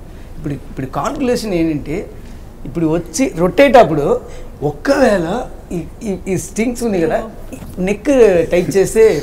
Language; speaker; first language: Telugu; non-native, learner; Tamil